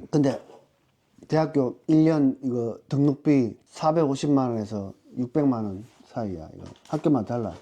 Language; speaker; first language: Korean; native; Korean